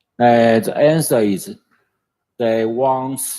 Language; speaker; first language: English; non-native, learner; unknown